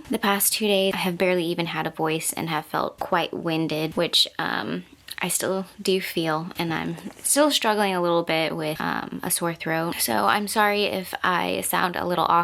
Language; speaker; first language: English; native; English